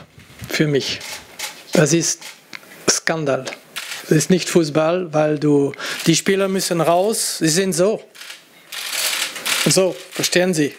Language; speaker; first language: German; non-native, fluent; French